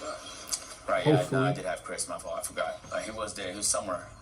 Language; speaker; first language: English; native; English